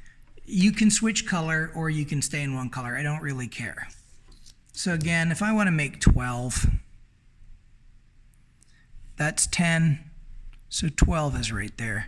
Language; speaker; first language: English; native; English